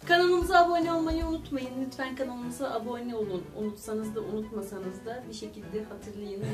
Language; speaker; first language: Turkish; native; Turkish